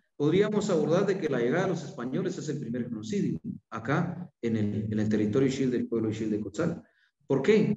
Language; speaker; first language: Spanish; non-native, local second language; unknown